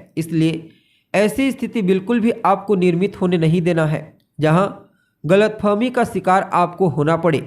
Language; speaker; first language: Hindi; native; Hindi